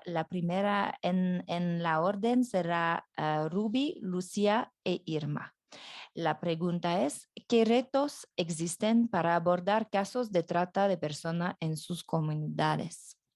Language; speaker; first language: Spanish; non-native, fluent; French